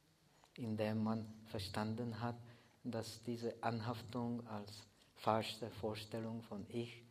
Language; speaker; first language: German; non-native, fluent; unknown